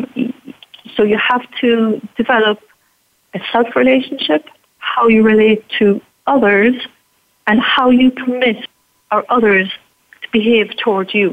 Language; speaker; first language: English; native; English